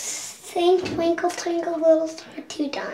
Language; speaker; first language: English; native; English